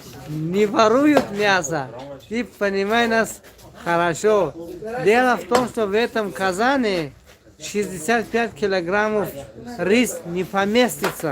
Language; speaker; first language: Russian; non-native, fluent; Tajik